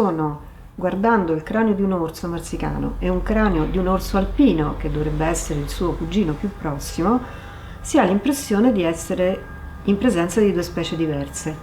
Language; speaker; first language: Italian; native; Italian